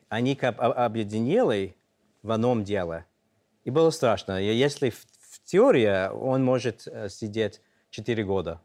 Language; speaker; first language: Russian; non-native, fluent; English